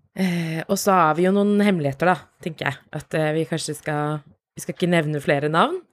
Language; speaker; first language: Norwegian; native; Norwegian